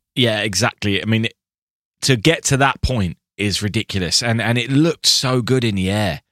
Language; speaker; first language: English; native; English